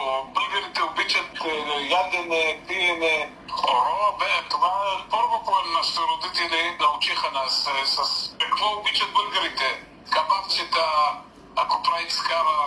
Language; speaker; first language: Bulgarian; early bilingual, heritage; Ladino